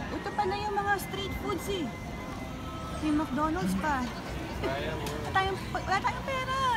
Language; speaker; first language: Filipino; native; Filipino